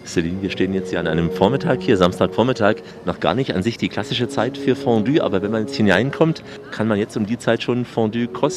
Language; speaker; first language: German; native; German